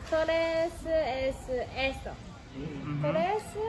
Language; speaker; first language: Spanish; non-native, learner; Japanese